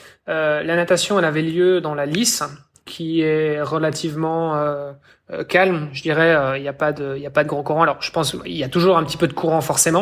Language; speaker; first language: French; native; French